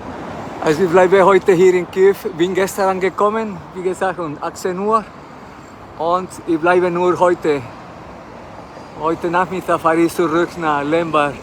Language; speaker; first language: German; non-native, fluent; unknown